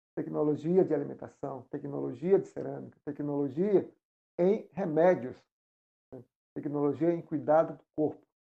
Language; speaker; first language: Portuguese; non-native, local second language; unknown